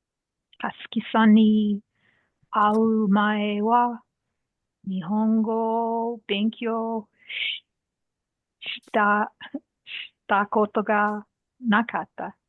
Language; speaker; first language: Japanese; non-native, learner; English